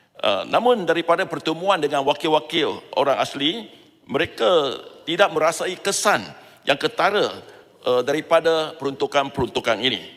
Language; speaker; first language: Malay; non-native, local second language; Chinese